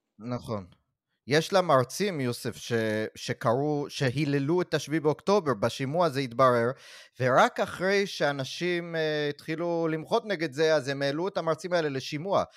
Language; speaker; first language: Hebrew; non-native, fluent; English